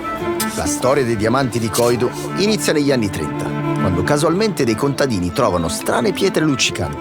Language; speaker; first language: Italian; native; Italian